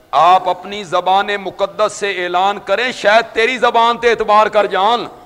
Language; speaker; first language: Urdu; non-native, local second language; Punjabi